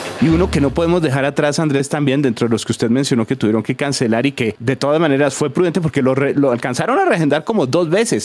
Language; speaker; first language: Spanish; native; Spanish